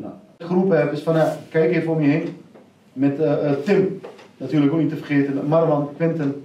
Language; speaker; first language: Dutch; native; Dutch